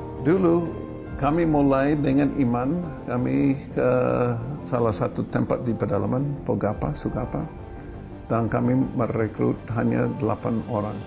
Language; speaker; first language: Indonesian; non-native, fluent; English